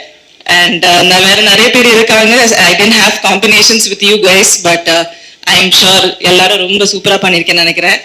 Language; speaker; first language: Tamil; non-native, learner; Malayalam